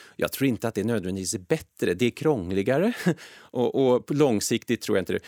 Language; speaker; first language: Swedish; native; Swedish